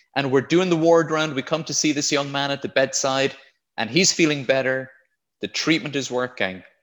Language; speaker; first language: English; native; English